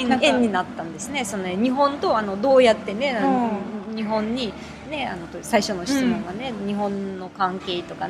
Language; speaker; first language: Japanese; non-native, fluent; Russian